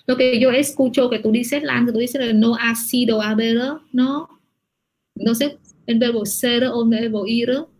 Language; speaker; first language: Spanish; non-native, fluent; Vietnamese